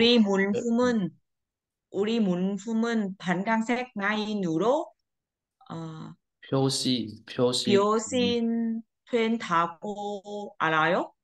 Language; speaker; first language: Korean; non-native, learner; Vietnamese